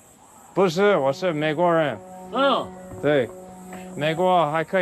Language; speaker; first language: Chinese; non-native, learner; English